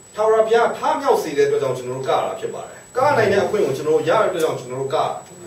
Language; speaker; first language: Burmese; non-native, local second language; Hakha Chin